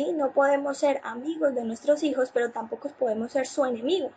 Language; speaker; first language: Spanish; native; Spanish